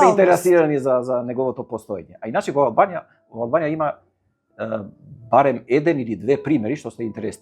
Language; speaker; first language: Macedonian; non-native, fluent; Albanian